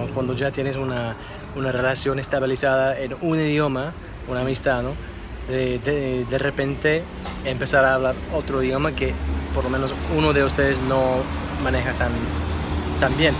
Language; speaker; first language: Spanish; non-native, fluent; English